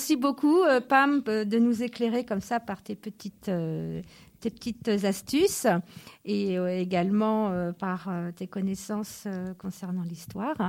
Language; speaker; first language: French; native; French